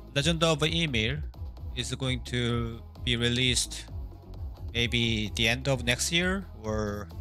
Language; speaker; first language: English; non-native, fluent; Korean